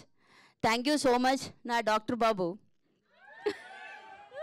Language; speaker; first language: Telugu; non-native, learner; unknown